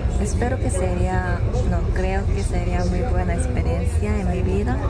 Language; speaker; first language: Spanish; non-native, learner; Korean